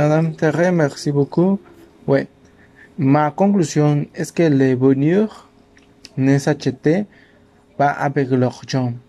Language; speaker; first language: French; non-native, learner; Spanish